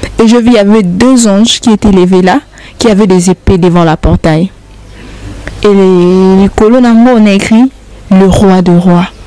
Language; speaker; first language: French; non-native, local second language; Lingala